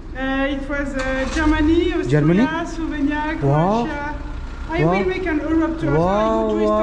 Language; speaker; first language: English; non-native, learner; French